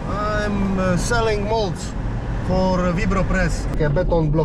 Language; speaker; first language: English; non-native, fluent; Polish